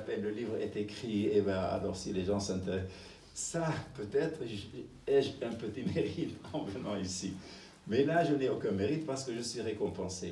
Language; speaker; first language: French; non-native, fluent; Arabic